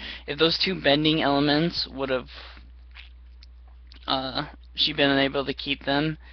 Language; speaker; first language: English; native; English